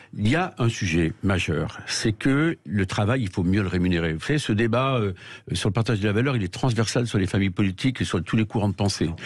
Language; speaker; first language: French; native; French